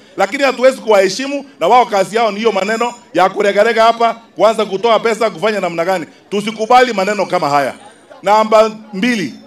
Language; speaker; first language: Swahili; non-native, local second language; Gusii